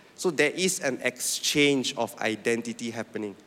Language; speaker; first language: English; non-native, local second language; Min Nan Chinese